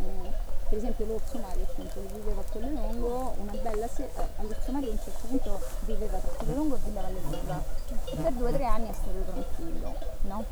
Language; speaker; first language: Italian; native; Italian